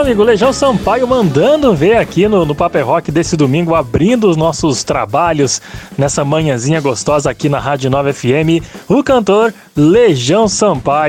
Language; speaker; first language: Portuguese; native; Portuguese